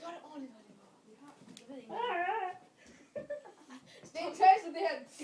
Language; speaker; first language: Danish; native; Danish